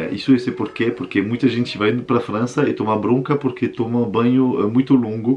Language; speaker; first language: Portuguese; non-native, fluent; French